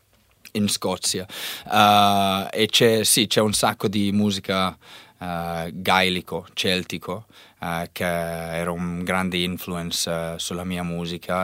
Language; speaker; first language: Italian; non-native, learner; English